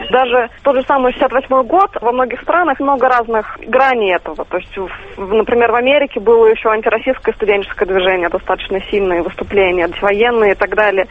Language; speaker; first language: Russian; native; Russian